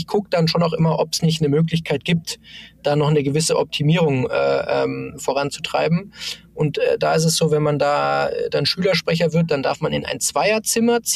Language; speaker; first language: German; native; German